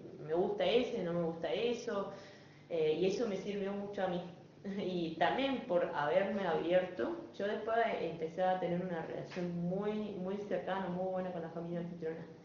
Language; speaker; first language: Spanish; non-native, fluent; German